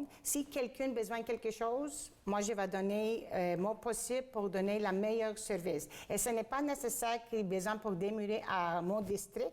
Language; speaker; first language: French; non-native, fluent; Greek